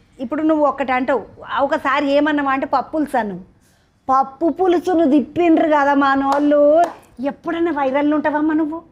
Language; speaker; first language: Telugu; native; Telugu